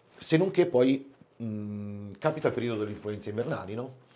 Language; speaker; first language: Italian; native; Italian